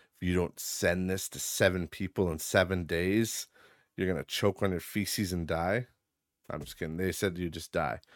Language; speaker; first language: English; native; English